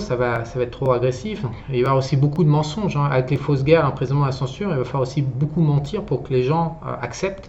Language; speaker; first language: French; native; French